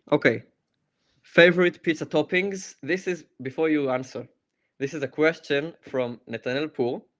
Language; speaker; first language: English; non-native, fluent; Hebrew